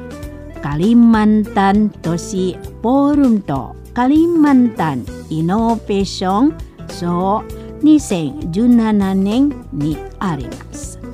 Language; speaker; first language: Japanese; non-native, learner; Indonesian